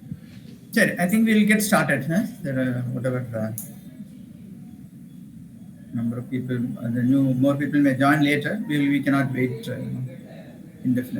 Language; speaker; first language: English; non-native, local second language; Tamil